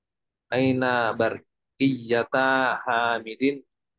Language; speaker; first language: Arabic; non-native, learner; Indonesian